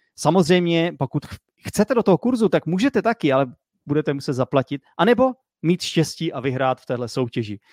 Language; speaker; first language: Czech; native; Czech